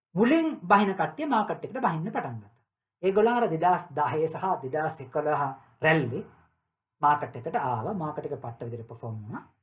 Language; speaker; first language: Sinhala; non-native, local second language; Tamil